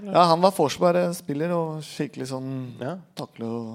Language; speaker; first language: Norwegian; non-native, fluent; Spanish